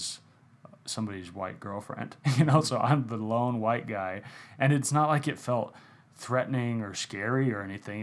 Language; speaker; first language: English; native; English